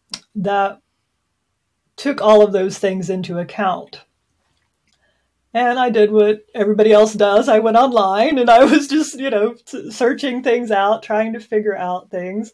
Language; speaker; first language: English; native; English